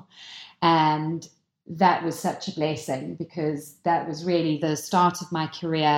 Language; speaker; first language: English; native; English